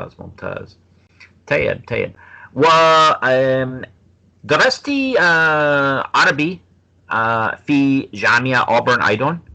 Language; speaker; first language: Arabic; non-native, fluent; English